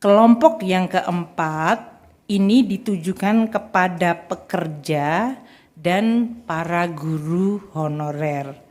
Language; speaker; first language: Indonesian; native; Indonesian